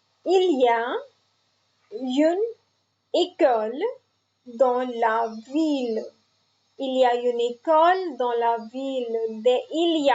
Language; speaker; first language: French; non-native, fluent; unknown